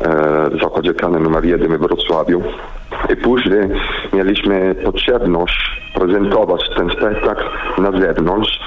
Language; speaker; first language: Polish; non-native, learner; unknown